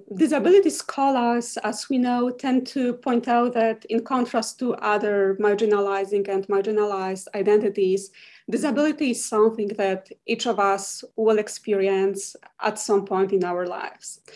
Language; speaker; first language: English; non-native, fluent; Polish